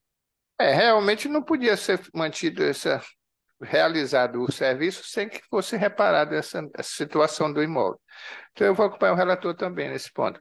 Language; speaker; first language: Portuguese; native; Portuguese